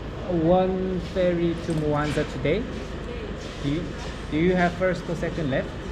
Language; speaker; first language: English; non-native, learner; Korean